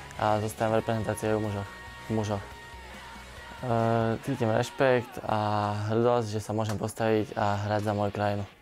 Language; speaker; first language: Slovak; native; Slovak